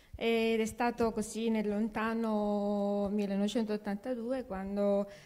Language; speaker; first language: Italian; native; Italian